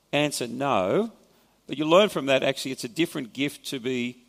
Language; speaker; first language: English; native; English